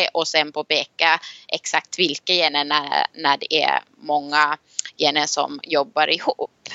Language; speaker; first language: Swedish; non-native, local second language; Finnish